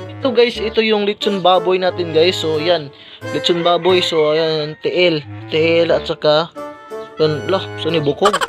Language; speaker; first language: Filipino; non-native, local second language; Hiligaynon